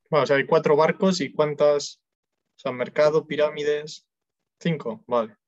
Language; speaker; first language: Spanish; non-native, learner; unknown